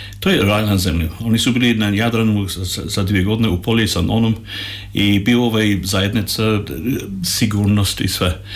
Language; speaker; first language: Croatian; non-native, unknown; English